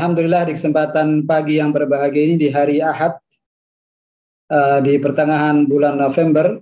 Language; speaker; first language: Indonesian; native; Indonesian